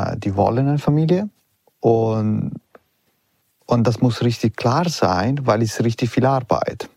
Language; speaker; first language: German; non-native, learner; Italian